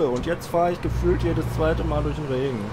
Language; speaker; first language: German; native; German